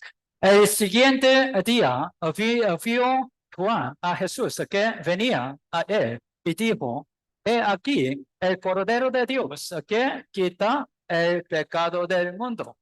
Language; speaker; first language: Spanish; non-native, learner; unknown